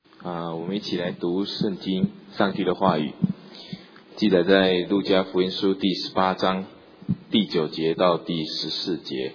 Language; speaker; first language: Chinese; native; Chinese